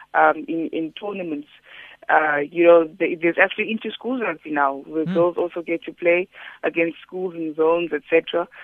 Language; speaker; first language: English; non-native, local second language; Xhosa